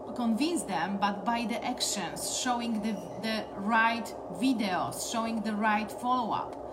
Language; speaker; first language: English; non-native, learner; Polish